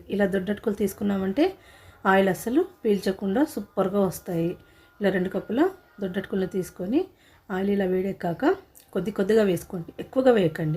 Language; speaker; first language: Telugu; native; Telugu